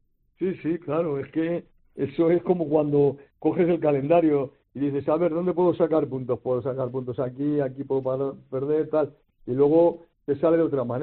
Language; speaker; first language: Spanish; native; Spanish